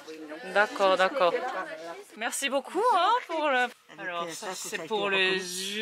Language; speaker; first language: French; non-native, fluent; Japanese